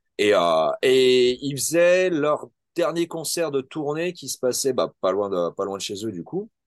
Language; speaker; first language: French; native; French